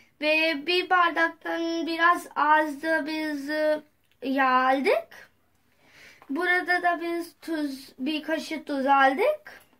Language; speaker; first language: Turkish; non-native, learner; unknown